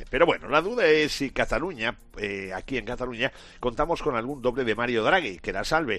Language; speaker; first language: Spanish; native; Spanish